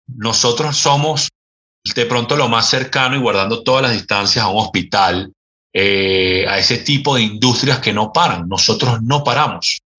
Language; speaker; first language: Spanish; native; Spanish